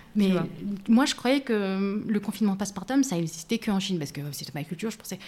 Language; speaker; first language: French; native; French